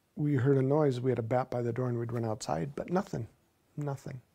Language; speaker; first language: English; native; English